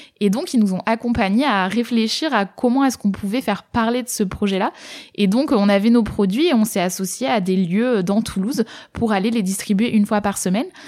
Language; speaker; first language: French; native; French